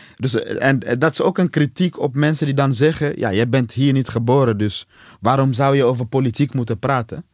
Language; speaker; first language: Dutch; non-native, fluent; Swahili